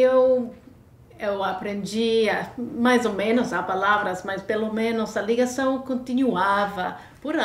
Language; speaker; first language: Portuguese; non-native, fluent; English